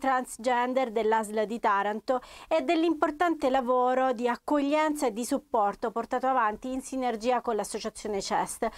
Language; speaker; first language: Italian; native; Italian